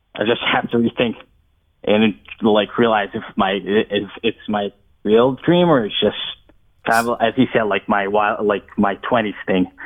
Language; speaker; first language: English; early bilingual, other home language; Arabic